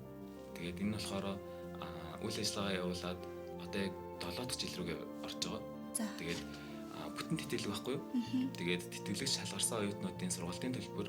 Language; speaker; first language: Mongolian; native; Mongolian